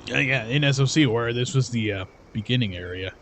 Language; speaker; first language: English; native; English